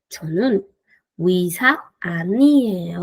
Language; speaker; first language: Korean; non-native, fluent; Spanish